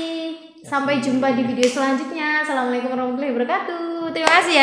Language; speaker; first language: Indonesian; non-native, local second language; Javanese